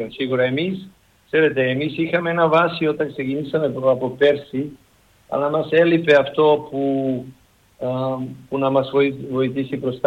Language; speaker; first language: Greek; non-native, learner; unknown